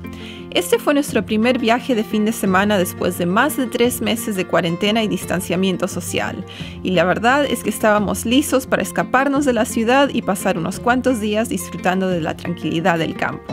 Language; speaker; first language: Spanish; native; Spanish